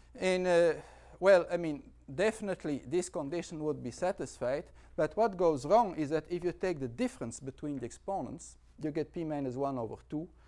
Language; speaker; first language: English; non-native, fluent; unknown